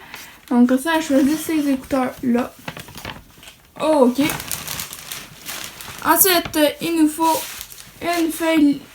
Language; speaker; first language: French; native; French